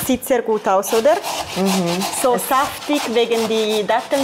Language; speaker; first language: German; non-native, fluent; Italian